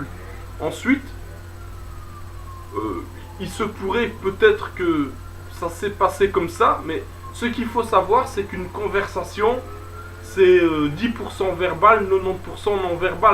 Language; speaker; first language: French; native; French